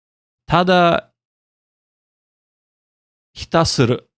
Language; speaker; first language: Japanese; non-native, learner; English